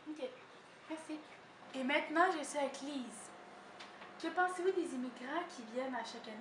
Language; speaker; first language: French; native; French